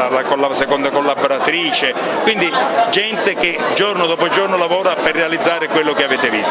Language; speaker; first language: Italian; native; Italian